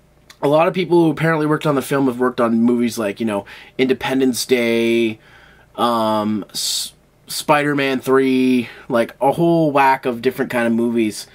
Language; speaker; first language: English; native; English